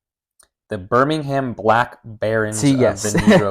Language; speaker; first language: English; native; English